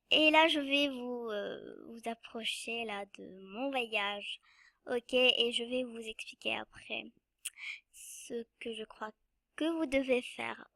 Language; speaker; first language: French; non-native, local second language; Arabic